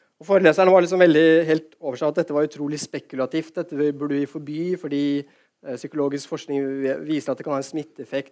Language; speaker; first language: Norwegian; native; Norwegian